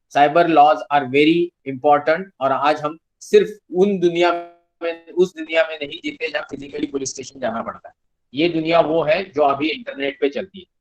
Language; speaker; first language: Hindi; non-native, local second language; Marathi